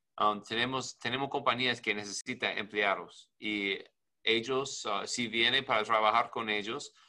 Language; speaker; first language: Spanish; non-native, learner; English